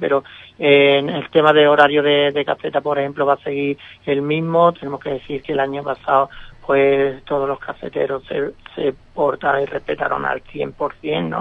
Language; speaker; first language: Spanish; native; Spanish